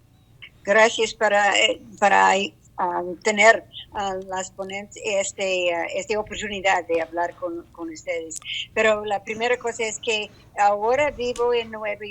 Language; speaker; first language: Spanish; non-native, learner; English